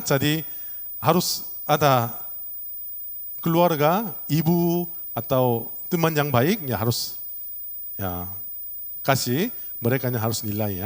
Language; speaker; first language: Indonesian; non-native, learner; Korean